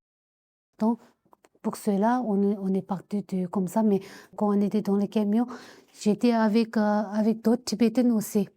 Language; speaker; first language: French; non-native, learner; Tibetan